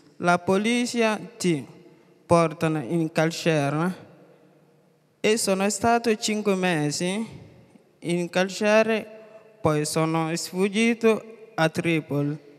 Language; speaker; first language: Italian; non-native, learner; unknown